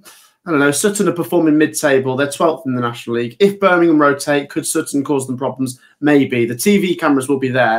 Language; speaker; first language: English; native; English